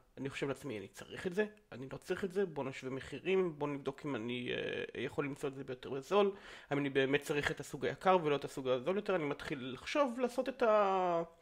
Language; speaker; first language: Hebrew; native; Hebrew